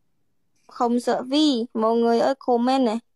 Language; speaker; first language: Vietnamese; non-native, learner; Indonesian